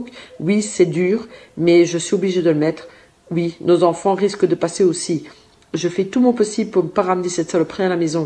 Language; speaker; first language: French; native; French